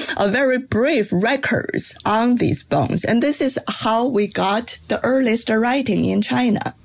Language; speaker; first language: English; non-native, fluent; Chinese